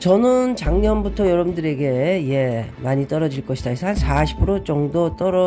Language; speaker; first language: Korean; native; Korean